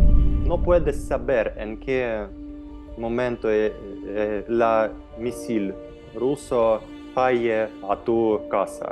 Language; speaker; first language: Spanish; non-native, fluent; Ukrainian